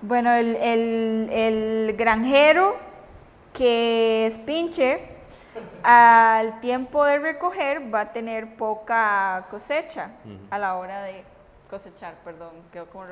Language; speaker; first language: Spanish; native; Spanish